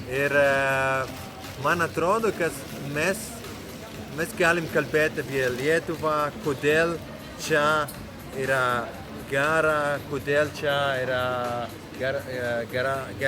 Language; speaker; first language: Lithuanian; non-native, learner; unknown